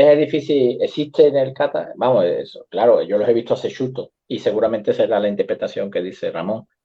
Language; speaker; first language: Spanish; native; Spanish